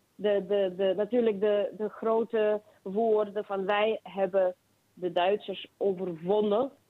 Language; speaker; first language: Dutch; non-native, fluent; Ukrainian